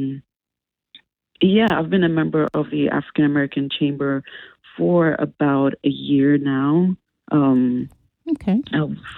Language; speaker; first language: English; non-native, local second language; Akan